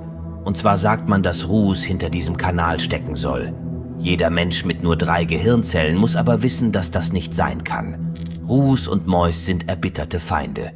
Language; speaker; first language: German; native; German